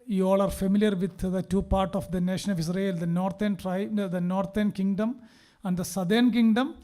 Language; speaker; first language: English; non-native, local second language; Malayalam